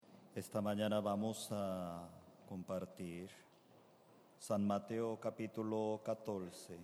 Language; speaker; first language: Spanish; non-native, fluent; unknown